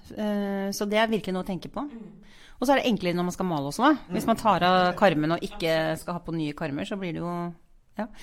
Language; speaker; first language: Norwegian; native; Norwegian